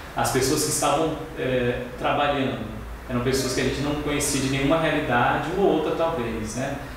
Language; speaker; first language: Portuguese; native; Portuguese